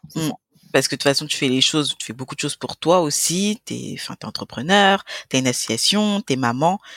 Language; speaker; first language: French; native; French